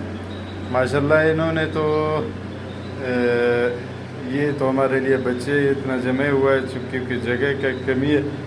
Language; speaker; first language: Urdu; non-native, local second language; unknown